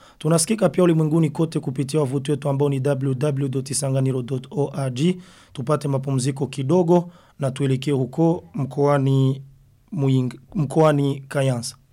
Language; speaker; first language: Swahili; non-native, local second language; Rundi